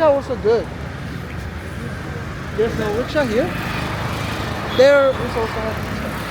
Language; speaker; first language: English; non-native, learner; Korean